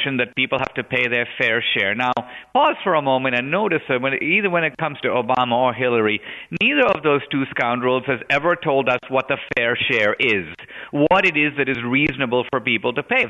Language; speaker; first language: English; non-native, local second language; Hindi